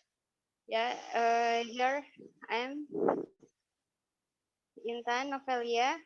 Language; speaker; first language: English; non-native, learner; Indonesian